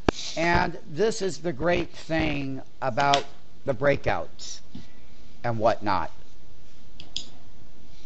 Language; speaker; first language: English; native; English